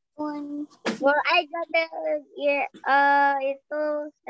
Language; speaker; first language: English; non-native, local second language; Indonesian